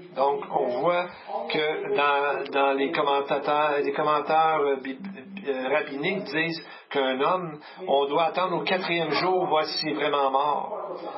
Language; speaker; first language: French; native; French